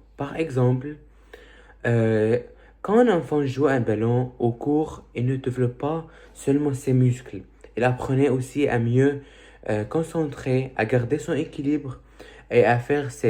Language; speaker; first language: French; early bilingual, other home language; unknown